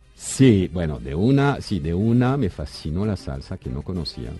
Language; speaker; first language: Spanish; non-native, fluent; French